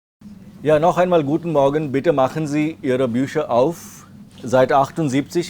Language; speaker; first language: German; non-native, fluent; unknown